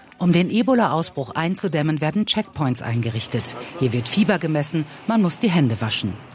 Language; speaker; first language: German; native; German